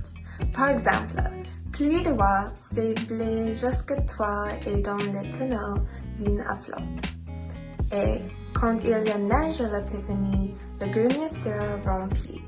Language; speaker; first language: French; non-native, learner; English